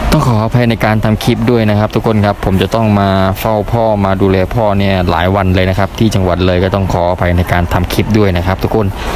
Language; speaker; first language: Thai; native; Thai